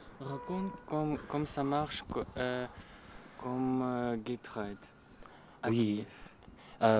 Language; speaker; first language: French; non-native, learner; Ukrainian